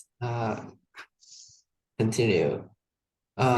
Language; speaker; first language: English; non-native, learner; Vietnamese